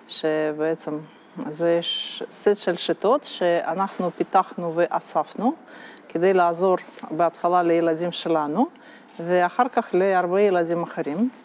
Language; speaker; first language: Hebrew; non-native, fluent; Russian